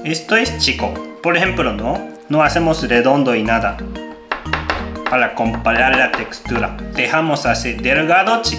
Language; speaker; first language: Spanish; non-native, fluent; Japanese